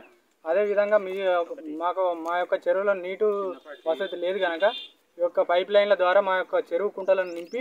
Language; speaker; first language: Telugu; native; Telugu